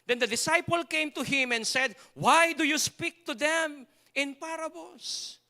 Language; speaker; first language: English; non-native, local second language; Filipino